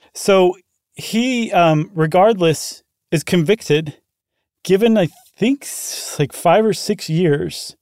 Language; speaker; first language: English; native; English